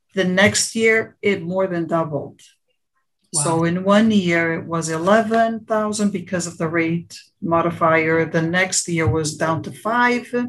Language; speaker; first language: English; early bilingual, other home language; Portuguese